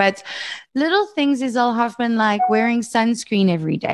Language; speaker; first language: English; native; English